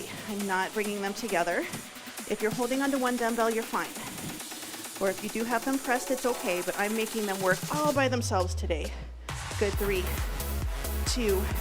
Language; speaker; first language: English; native; English